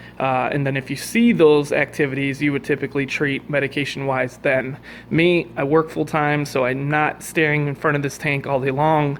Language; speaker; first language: English; native; English